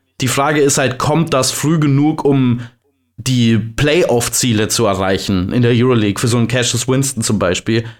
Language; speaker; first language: German; native; German